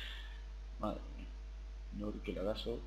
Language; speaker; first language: Spanish; native; Spanish